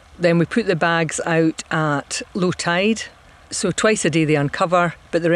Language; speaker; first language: English; native; English